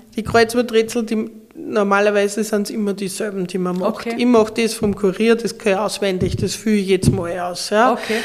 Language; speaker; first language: German; native; German